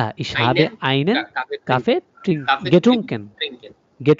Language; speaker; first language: German; non-native, fluent; Bangla